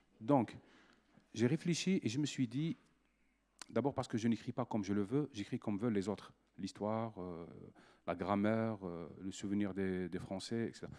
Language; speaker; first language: French; non-native, local second language; Arabic